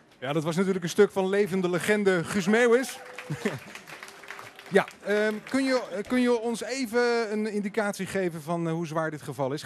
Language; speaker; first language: Dutch; native; Dutch